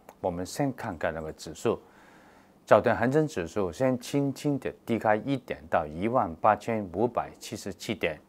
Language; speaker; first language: Chinese; non-native, local second language; Cantonese